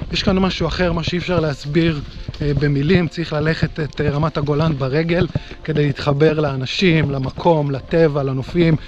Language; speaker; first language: Hebrew; native; Hebrew